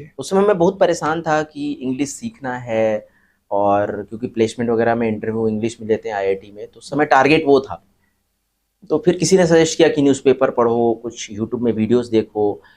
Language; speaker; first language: Hindi; native; Hindi